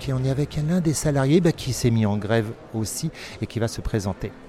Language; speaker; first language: French; native; French